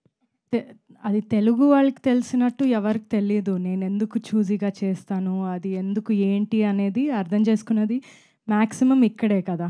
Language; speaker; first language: Telugu; non-native, fluent; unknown